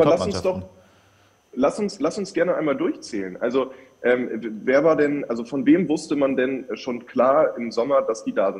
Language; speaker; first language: German; native; German